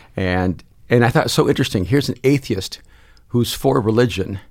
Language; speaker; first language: English; early bilingual, other home language; Spanish